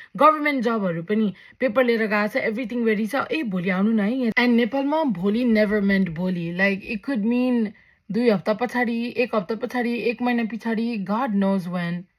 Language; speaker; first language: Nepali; early bilingual, heritage; Nepali